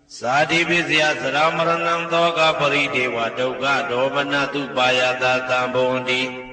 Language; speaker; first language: Burmese; native; Burmese